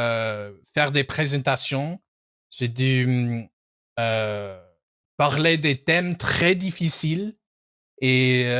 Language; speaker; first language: French; non-native, fluent; English